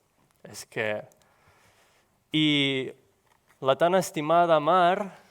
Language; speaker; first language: Catalan; non-native, local second language; Spanish